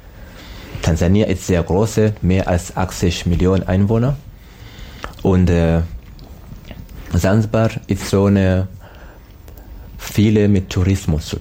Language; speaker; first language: German; non-native, learner; Swahili